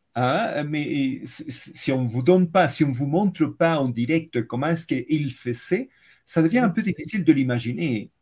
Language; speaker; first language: French; non-native, fluent; Spanish